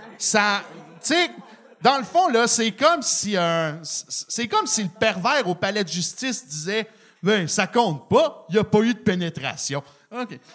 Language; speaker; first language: French; native; French